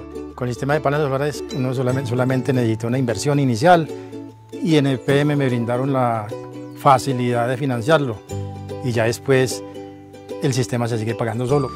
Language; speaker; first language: Spanish; native; Spanish